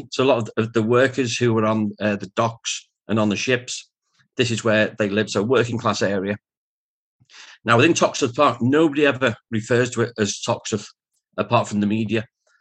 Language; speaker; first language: English; native; English